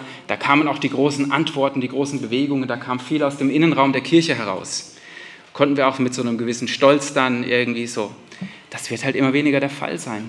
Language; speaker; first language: German; native; German